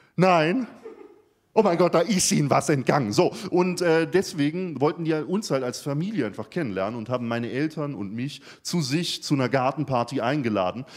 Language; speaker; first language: German; early bilingual, other home language; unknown